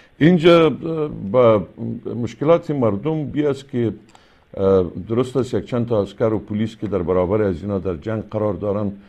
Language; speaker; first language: Persian; native; Persian